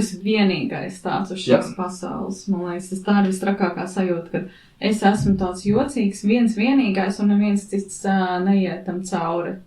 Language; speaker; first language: Latvian; native; Latvian